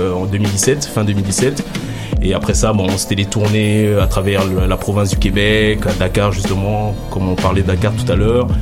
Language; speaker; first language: French; native; French